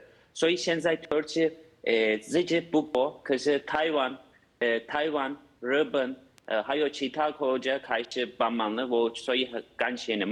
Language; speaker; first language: Chinese; non-native, fluent; Turkish